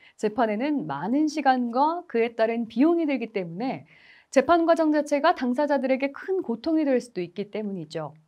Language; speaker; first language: Korean; native; Korean